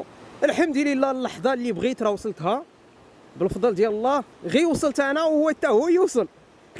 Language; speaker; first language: Arabic; native; Arabic